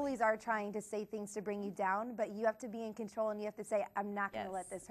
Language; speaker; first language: English; native; English